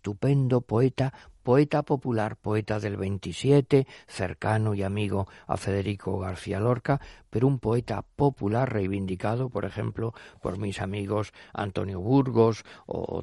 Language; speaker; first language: Spanish; native; Spanish